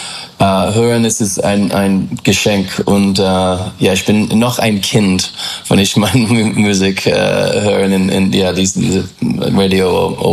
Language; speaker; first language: German; non-native, fluent; English